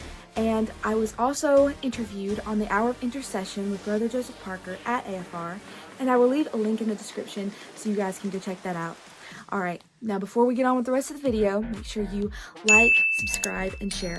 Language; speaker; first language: English; native; English